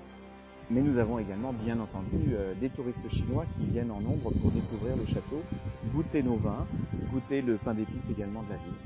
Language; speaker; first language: French; native; French